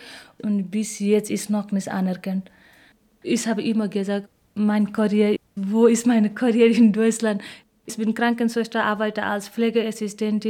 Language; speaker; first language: German; non-native, learner; Nepali